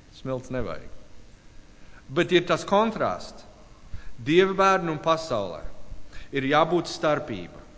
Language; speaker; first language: Latvian; non-native, learner; English